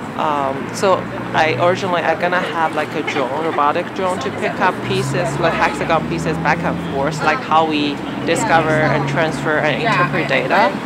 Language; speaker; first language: English; non-native, learner; Chinese